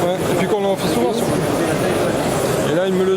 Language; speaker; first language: French; native; French